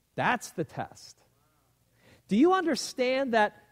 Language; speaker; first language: English; native; English